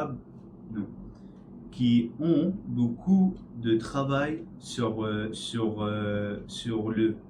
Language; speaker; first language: French; non-native, learner; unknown